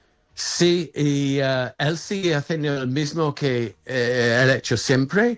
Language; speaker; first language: Spanish; non-native, fluent; English